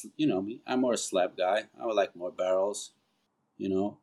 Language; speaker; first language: English; non-native, fluent; Portuguese